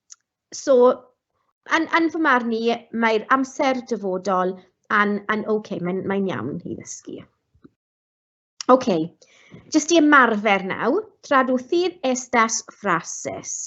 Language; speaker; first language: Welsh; non-native, local second language; English